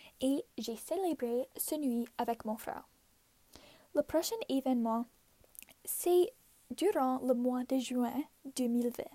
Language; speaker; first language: French; non-native, local second language; English